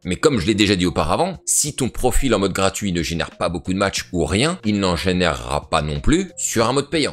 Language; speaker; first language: French; native; French